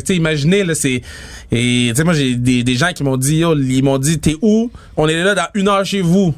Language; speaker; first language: French; native; French